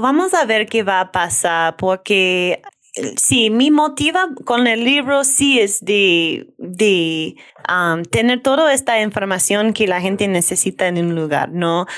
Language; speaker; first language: Spanish; non-native, learner; English